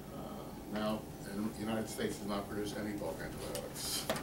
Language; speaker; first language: English; native; English